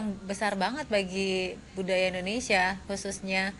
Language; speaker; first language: Indonesian; native; Indonesian